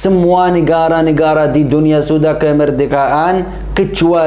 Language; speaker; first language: Indonesian; non-native, learner; Arabic